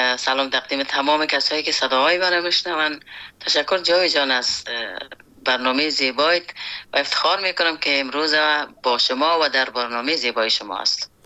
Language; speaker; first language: Persian; native; Persian